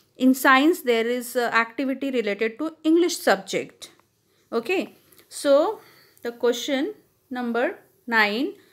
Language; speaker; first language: English; non-native, local second language; Hindi